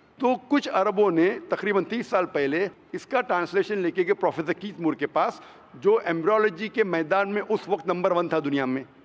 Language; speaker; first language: Hindi; non-native, local second language; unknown